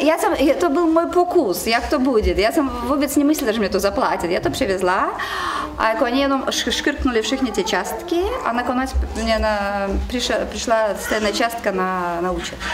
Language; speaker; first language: Czech; non-native, learner; Russian